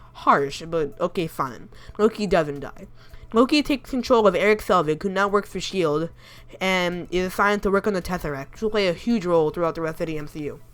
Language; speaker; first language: English; native; English